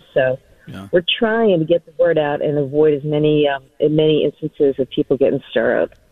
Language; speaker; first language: English; native; English